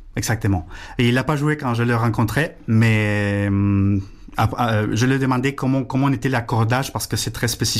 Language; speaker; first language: French; non-native, fluent; Spanish